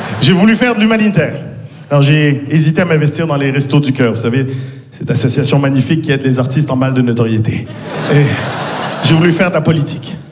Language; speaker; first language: French; native; French